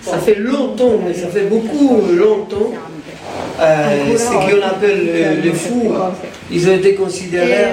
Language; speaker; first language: French; non-native, fluent; Spanish